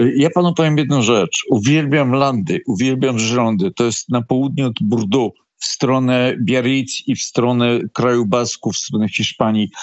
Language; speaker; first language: Polish; native; Polish